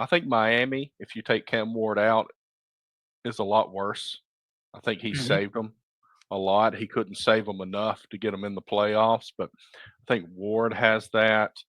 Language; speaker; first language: English; native; English